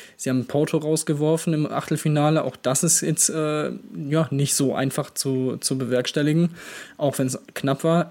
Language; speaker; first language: German; native; German